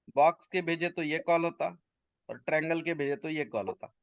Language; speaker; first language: Hindi; non-native, local second language; Marathi